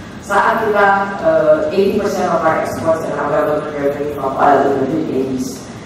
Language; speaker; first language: English; non-native, fluent; Indonesian